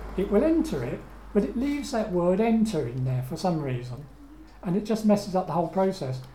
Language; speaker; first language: English; native; English